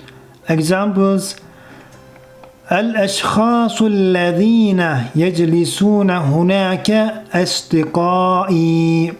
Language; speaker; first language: Arabic; non-native, fluent; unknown